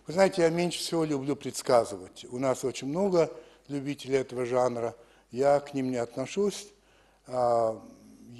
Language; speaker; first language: Russian; early bilingual, heritage; French